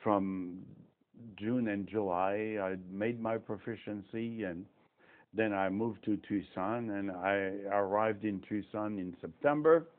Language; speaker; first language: English; non-native, fluent; French